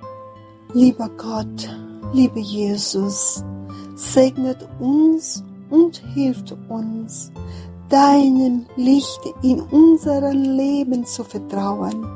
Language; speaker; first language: German; non-native, fluent; Portuguese